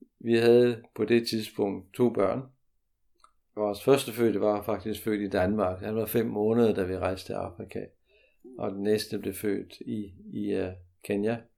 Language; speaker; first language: Danish; native; Danish